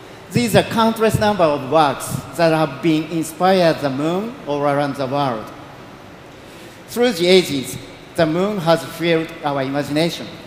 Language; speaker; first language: English; non-native, learner; Japanese